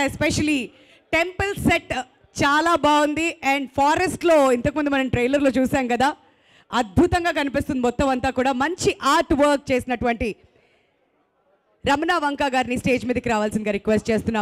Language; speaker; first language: Telugu; native; Telugu